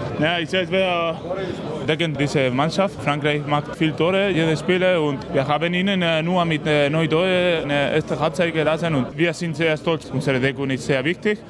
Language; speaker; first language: German; non-native, learner; Spanish